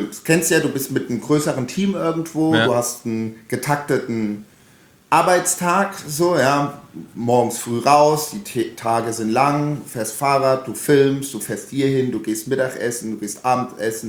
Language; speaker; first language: German; native; German